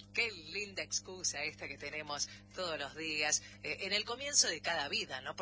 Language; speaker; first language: Spanish; native; Spanish